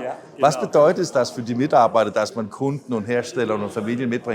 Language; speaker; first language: German; non-native, learner; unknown